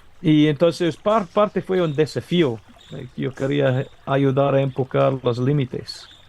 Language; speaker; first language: Spanish; non-native, learner; English